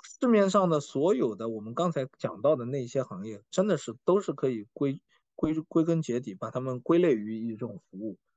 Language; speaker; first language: Chinese; native; Chinese